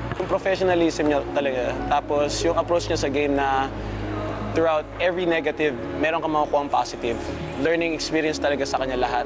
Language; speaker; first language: Filipino; native; Filipino